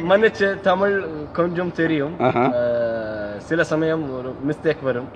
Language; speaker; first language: Tamil; non-native, learner; Arabic